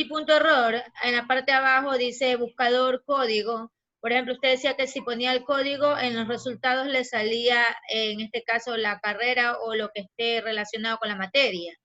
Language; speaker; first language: Spanish; native; Spanish